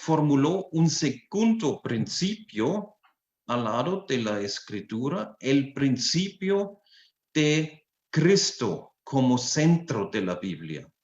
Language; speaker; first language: Spanish; non-native, fluent; German